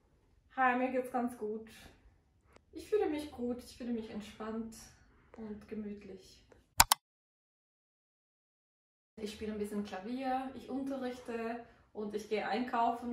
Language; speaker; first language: German; non-native, learner; Azerbaijani